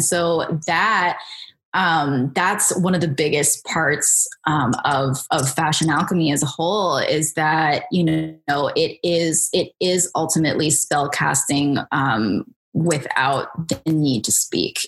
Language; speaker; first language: English; native; English